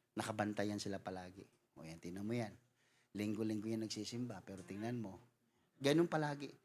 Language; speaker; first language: Filipino; non-native, local second language; Cebuano